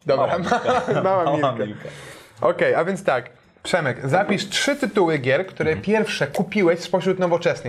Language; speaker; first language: Polish; native; Polish